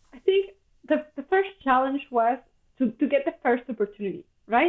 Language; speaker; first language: English; non-native, fluent; Spanish